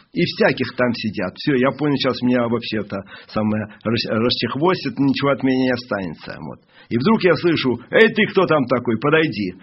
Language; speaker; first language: Russian; native; Russian